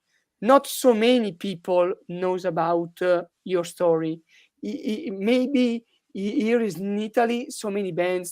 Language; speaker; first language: English; non-native, learner; Italian